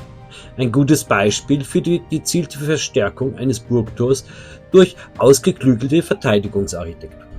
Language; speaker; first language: German; native; German